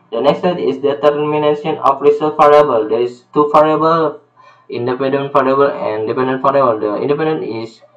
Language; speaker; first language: English; non-native, learner; Indonesian